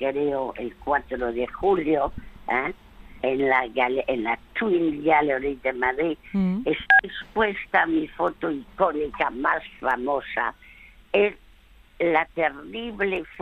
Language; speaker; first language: Spanish; early bilingual, other home language; French